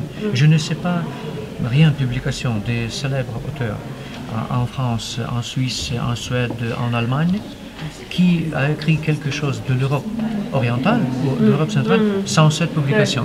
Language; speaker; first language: French; non-native, learner; Ukrainian